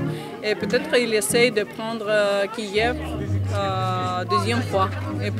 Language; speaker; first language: French; non-native, learner; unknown